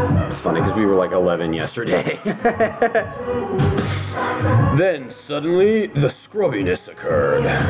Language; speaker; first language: English; native; English